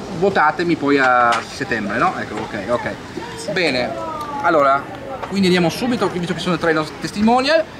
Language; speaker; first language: Italian; native; Italian